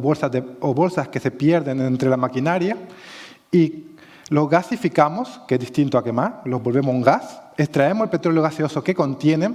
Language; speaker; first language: Spanish; native; Spanish